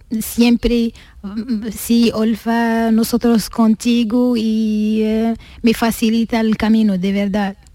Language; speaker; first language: Spanish; non-native, learner; Arabic